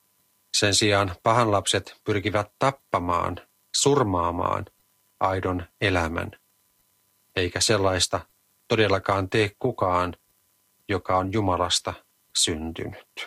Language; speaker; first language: Finnish; native; Finnish